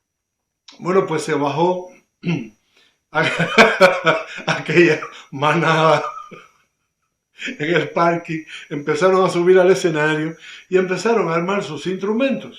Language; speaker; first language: Spanish; native; Spanish